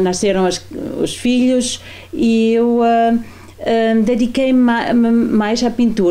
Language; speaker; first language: Portuguese; non-native, fluent; German